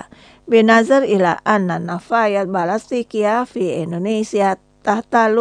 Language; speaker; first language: Arabic; non-native, fluent; Indonesian